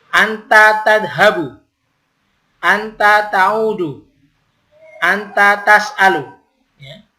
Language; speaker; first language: Arabic; non-native, fluent; Indonesian